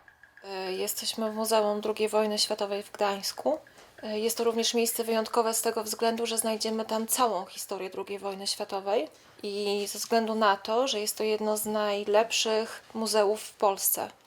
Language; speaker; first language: Polish; native; Polish